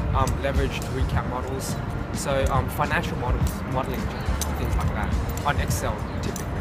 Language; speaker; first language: English; native; English